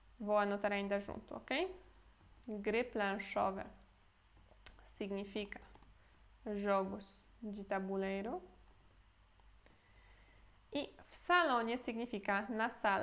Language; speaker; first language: Portuguese; non-native, fluent; Polish